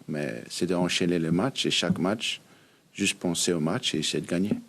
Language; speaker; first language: French; early bilingual, heritage; Danish